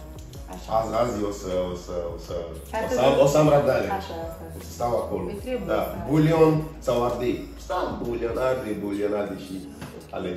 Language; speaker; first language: Romanian; non-native, learner; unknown